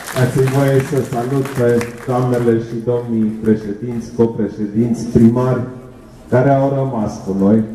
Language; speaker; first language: Romanian; non-native, local second language; German